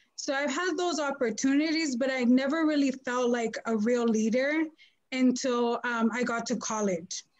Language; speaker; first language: English; early bilingual, other home language; Spanish